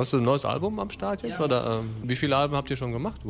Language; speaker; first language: German; native; German